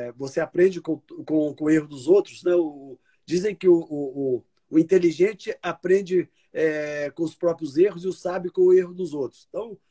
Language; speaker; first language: Portuguese; native; Portuguese